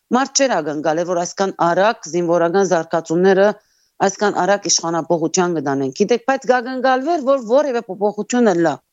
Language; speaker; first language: Armenian; early bilingual, heritage; Armenian